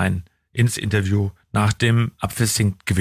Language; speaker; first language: German; native; German